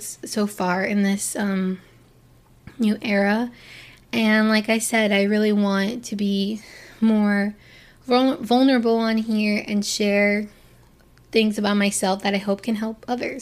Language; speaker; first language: English; native; English